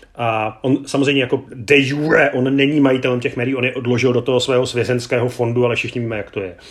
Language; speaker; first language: Czech; native; Czech